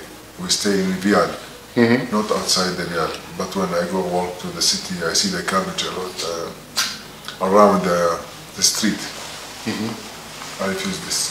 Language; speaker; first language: English; non-native, learner; Arabic